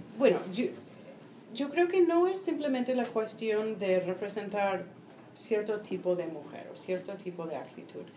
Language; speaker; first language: Spanish; non-native, fluent; English